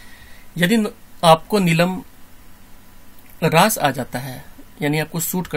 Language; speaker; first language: Hindi; native; Hindi